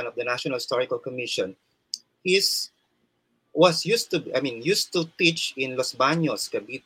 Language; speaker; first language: English; non-native, local second language; Waray